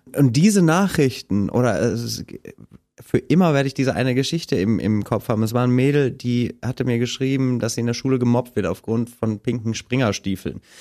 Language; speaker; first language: German; native; German